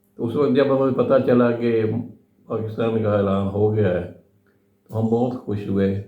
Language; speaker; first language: Urdu; non-native, local second language; Punjabi